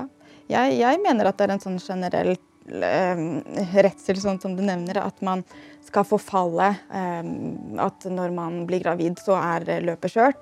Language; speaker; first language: Norwegian; native; Norwegian